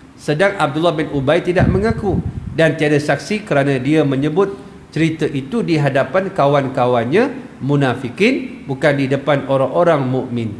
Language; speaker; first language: Malay; native; Malay